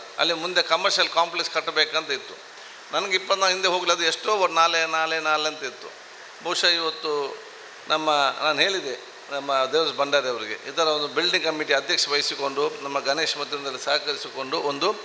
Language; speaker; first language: Kannada; non-native, local second language; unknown